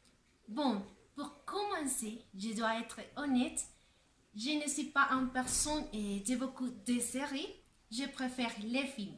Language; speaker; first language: French; non-native, learner; Spanish